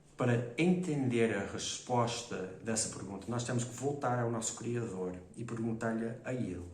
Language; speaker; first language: Portuguese; non-native, fluent; English